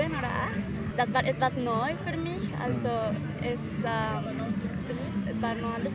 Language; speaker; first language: German; non-native, learner; Spanish